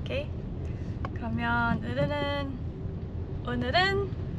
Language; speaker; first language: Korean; non-native, learner; Cebuano